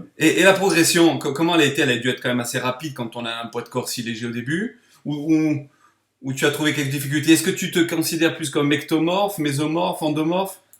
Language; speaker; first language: French; native; French